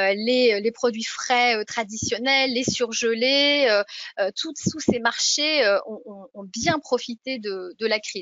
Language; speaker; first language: French; native; French